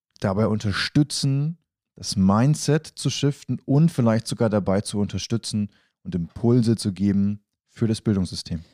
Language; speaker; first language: German; native; German